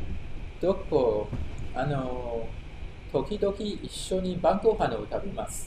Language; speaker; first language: Japanese; non-native, learner; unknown